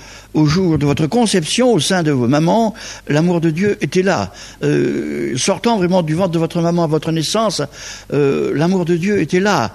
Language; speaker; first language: French; native; French